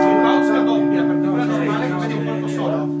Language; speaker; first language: Italian; native; Italian